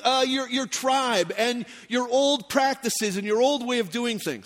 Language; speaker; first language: English; native; English